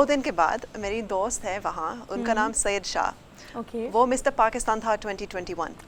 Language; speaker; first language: Hindi; early bilingual, heritage; English